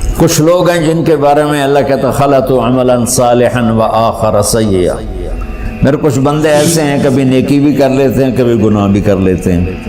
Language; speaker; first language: Urdu; non-native, local second language; Punjabi